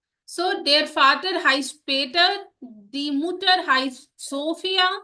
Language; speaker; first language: German; non-native, learner; Hindi